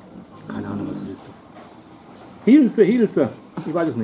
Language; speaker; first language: German; native; German